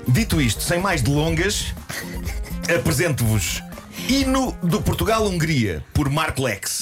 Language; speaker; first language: Portuguese; native; Portuguese